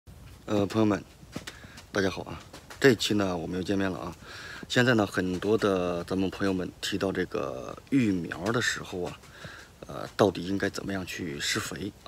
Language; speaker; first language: Chinese; native; Chinese